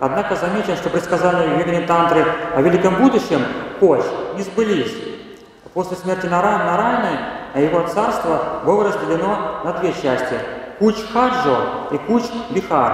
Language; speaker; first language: Russian; native; Russian